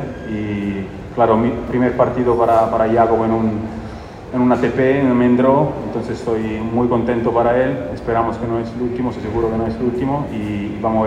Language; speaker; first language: Spanish; non-native, fluent; Italian